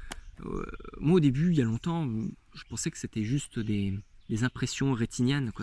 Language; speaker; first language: French; native; French